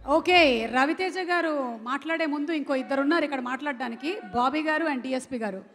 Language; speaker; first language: Telugu; native; Telugu